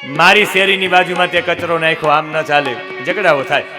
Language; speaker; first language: Gujarati; native; Gujarati